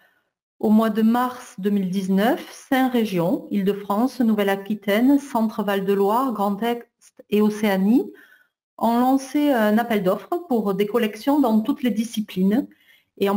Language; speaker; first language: French; native; French